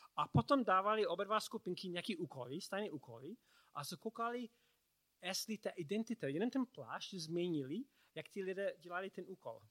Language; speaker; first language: Czech; non-native, learner; English